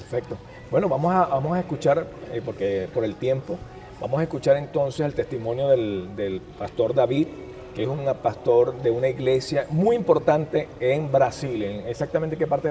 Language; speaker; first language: Spanish; native; Spanish